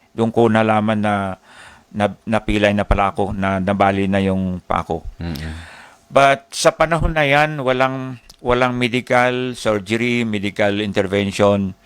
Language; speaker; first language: Filipino; non-native, local second language; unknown